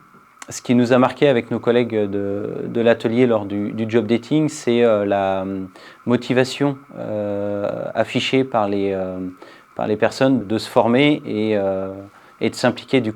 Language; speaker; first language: French; native; French